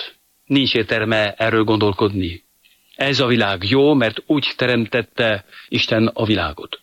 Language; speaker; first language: Hungarian; non-native, fluent; French